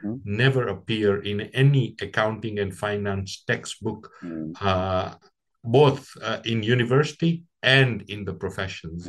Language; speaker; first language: English; non-native, local second language; Gujarati